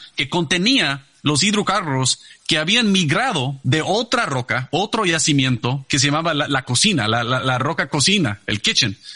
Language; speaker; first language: Spanish; non-native, fluent; English